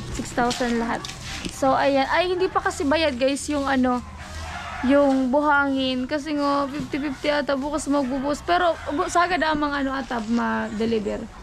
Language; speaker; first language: Filipino; non-native, local second language; Bikol